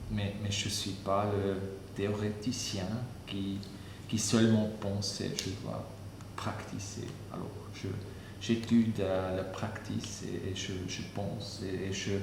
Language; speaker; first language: French; non-native, fluent; German